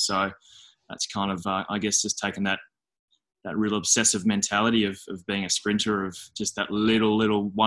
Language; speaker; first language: English; native; English